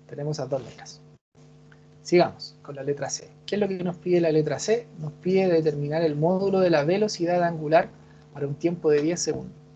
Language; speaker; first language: Spanish; native; Spanish